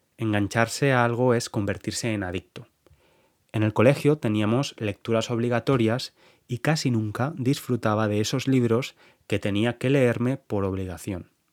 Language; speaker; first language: Spanish; native; Spanish